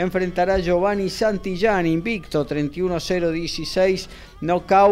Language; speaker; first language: Spanish; native; Spanish